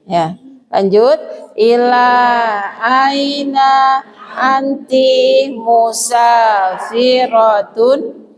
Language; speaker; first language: Arabic; non-native, fluent; Indonesian